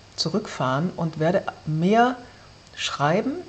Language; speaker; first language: German; native; German